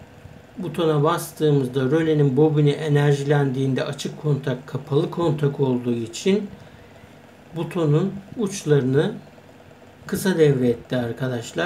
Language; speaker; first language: Turkish; native; Turkish